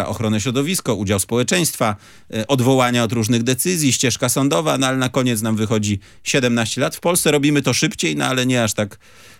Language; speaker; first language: Polish; native; Polish